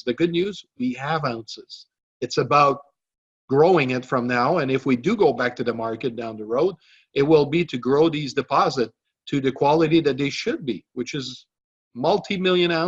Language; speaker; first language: English; non-native, local second language; French